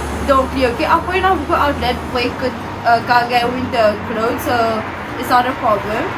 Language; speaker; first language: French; non-native, local second language; Morisyen